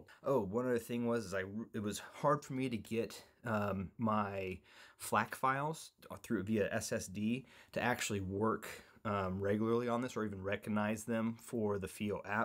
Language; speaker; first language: English; native; English